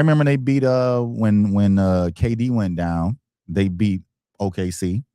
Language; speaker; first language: English; native; English